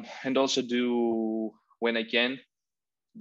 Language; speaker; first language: English; non-native, fluent; Greek